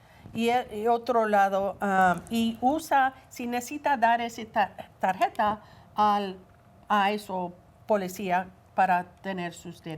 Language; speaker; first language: Spanish; non-native, learner; English